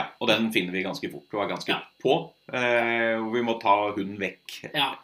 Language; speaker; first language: Norwegian; native; Norwegian